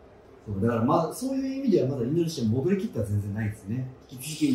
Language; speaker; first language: Japanese; native; Japanese